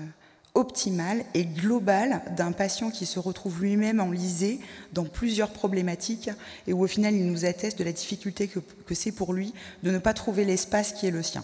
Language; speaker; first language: French; native; French